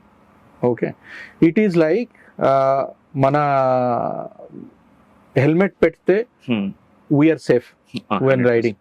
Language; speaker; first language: Telugu; non-native, learner; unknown